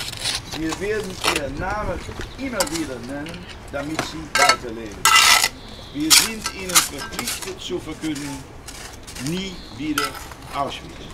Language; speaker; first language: German; non-native, fluent; Dutch